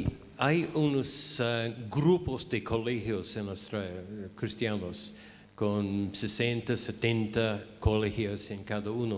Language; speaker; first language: Spanish; non-native, fluent; English